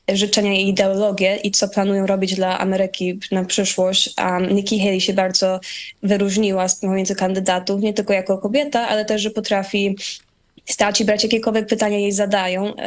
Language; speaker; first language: Polish; early bilingual, heritage; Polish